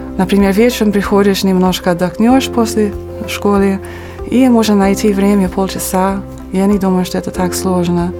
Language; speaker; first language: Russian; non-native, fluent; English